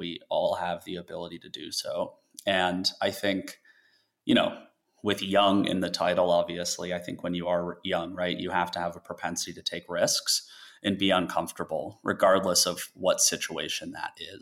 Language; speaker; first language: English; native; English